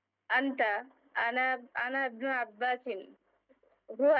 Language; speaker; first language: Arabic; non-native, learner; Bangla